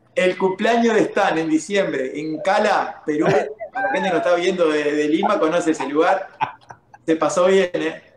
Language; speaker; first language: Spanish; native; Spanish